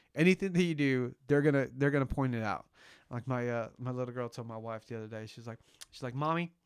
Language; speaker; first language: English; early bilingual, other home language; Spanish